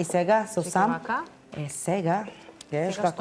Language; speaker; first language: Macedonian; non-native, learner; Filipino